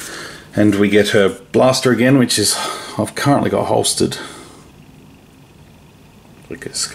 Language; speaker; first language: English; native; English